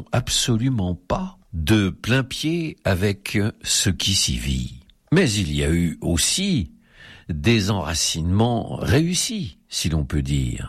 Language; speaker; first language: French; native; French